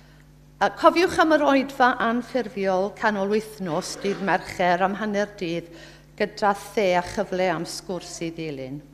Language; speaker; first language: Welsh; native; Welsh